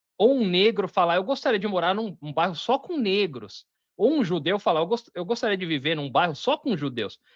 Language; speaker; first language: Portuguese; native; Portuguese